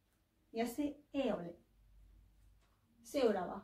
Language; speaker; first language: Finnish; non-native, learner; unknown